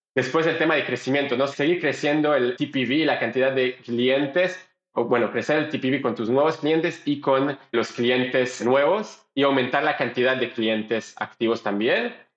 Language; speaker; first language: Spanish; non-native, fluent; French